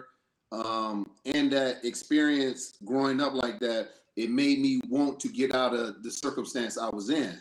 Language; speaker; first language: English; native; English